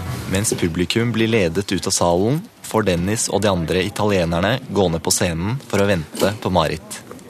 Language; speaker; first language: Norwegian; native; Norwegian